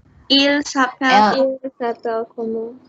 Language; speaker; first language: French; non-native, learner; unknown